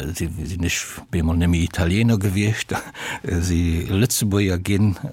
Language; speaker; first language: Luxembourgish; early bilingual, other home language; Italian